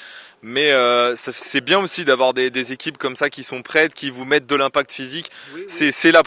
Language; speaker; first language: French; native; French